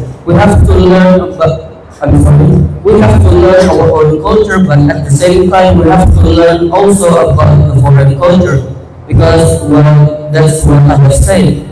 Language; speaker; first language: English; non-native, fluent; Indonesian